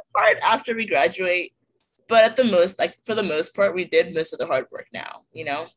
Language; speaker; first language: English; native; English